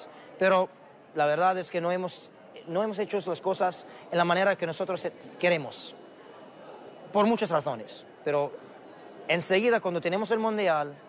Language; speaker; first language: Spanish; non-native, learner; Arabic